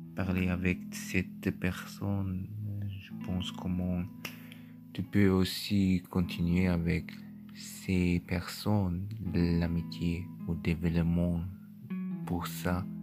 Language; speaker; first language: French; non-native, learner; German